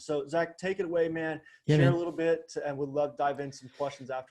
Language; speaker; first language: English; native; English